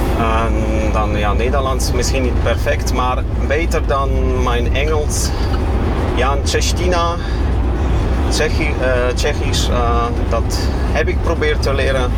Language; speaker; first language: Dutch; non-native, fluent; Kashubian